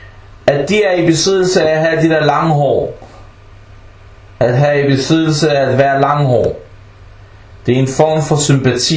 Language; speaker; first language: Danish; early bilingual, other home language; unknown